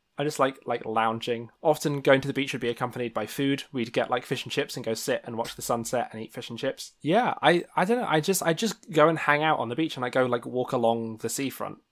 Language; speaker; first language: English; native; English